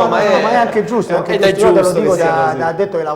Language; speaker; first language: Italian; native; Italian